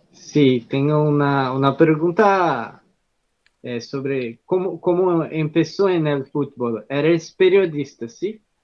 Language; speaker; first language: Spanish; non-native, learner; Portuguese